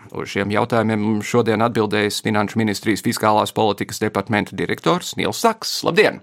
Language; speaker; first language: Latvian; early bilingual, heritage; Latvian